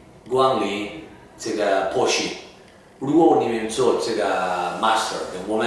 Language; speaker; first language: Chinese; non-native, fluent; Spanish